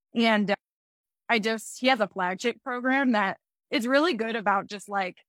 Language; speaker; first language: English; native; English